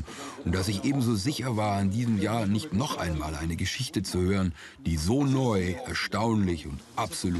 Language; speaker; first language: German; native; German